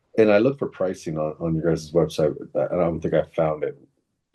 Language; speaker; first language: English; native; English